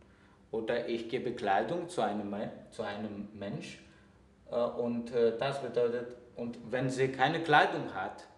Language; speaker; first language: German; non-native, fluent; Greek